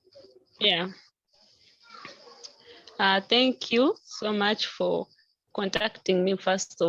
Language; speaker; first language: English; non-native, local second language; Nyankole